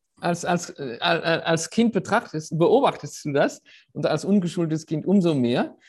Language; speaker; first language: German; non-native, fluent; French